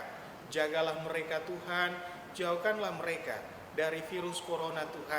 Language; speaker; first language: Indonesian; native; Indonesian